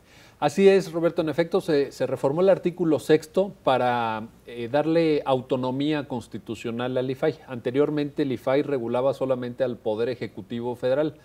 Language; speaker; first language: Spanish; native; Spanish